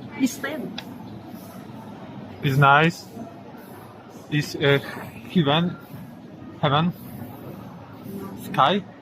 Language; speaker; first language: English; non-native, learner; Polish